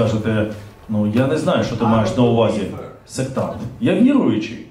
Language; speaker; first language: Ukrainian; native; Ukrainian